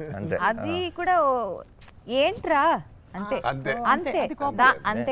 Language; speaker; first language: Telugu; non-native, learner; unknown